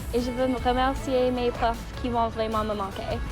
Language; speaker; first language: French; non-native, local second language; English